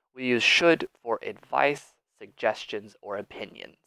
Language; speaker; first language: English; native; English